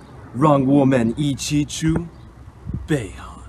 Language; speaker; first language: Chinese; non-native, learner; English